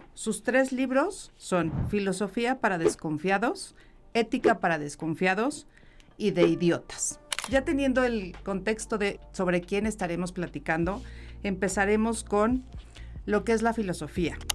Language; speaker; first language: Spanish; native; Spanish